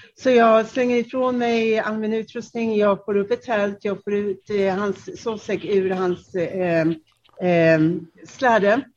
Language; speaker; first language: Swedish; non-native, fluent; Czech